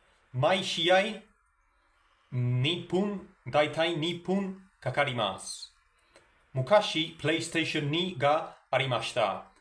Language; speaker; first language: Japanese; non-native, learner; Spanish